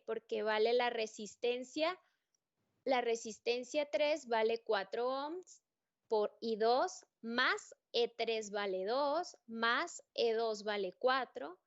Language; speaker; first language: Spanish; native; Spanish